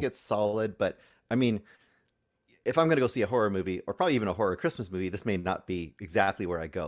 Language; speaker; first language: English; native; English